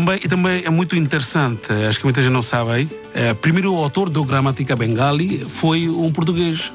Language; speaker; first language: Portuguese; non-native, learner; Bangla